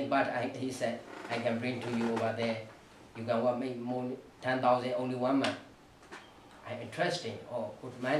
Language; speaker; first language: English; non-native, learner; Burmese